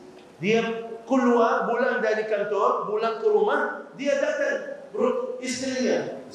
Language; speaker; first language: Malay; non-native, fluent; Arabic